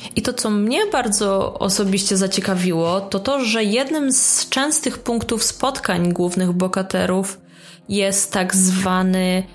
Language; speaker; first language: Polish; early bilingual, heritage; Italian